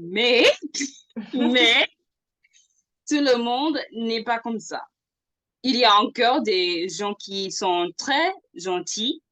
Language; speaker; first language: French; non-native, fluent; English